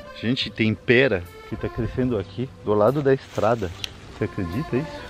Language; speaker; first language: Portuguese; non-native, fluent; French